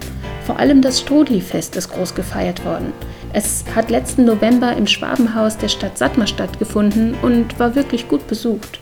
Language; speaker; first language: German; native; German